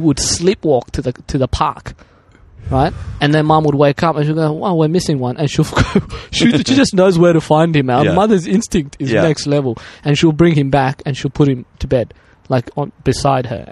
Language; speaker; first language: English; early bilingual, other home language; Arabic